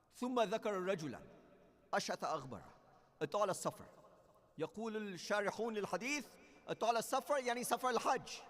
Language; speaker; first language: Arabic; non-native, fluent; English